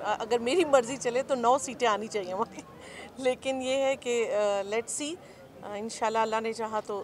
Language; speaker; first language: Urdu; non-native, local second language; Baluchi